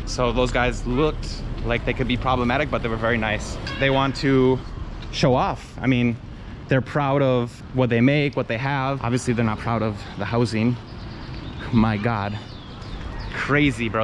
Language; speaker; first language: English; native; English